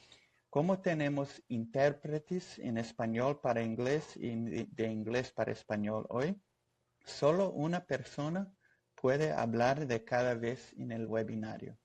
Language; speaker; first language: Spanish; non-native, fluent; Portuguese